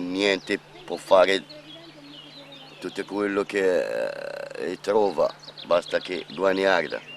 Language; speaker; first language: Italian; non-native, fluent; Armenian